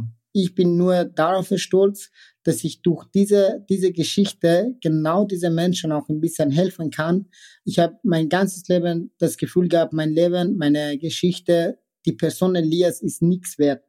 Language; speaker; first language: German; non-native, fluent; Persian